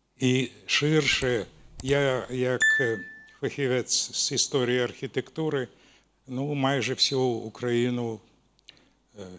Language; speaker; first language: Ukrainian; non-native, local second language; Russian